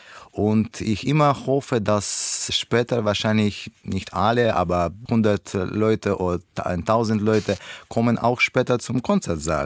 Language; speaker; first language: German; non-native, learner; Russian